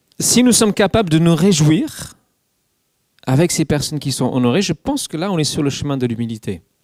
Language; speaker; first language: French; non-native, fluent; English